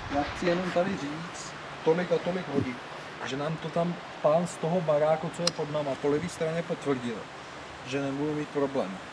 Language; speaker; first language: Czech; early bilingual, other home language; Bulgarian